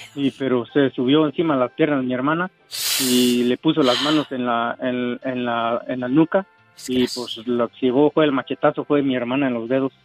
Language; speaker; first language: Spanish; native; Spanish